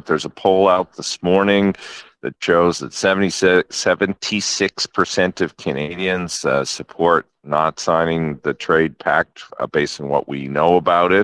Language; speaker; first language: English; native; English